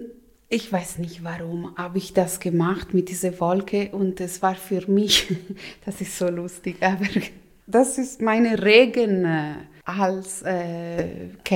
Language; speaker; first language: German; non-native, local second language; Italian